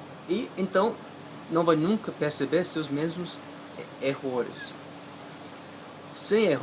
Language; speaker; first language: Portuguese; non-native, fluent; English